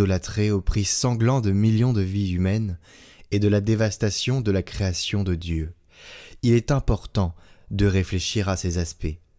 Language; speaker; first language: French; native; French